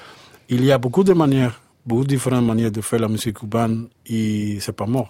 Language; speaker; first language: French; non-native, learner; Spanish